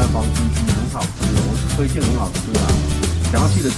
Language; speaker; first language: Chinese; native; Chinese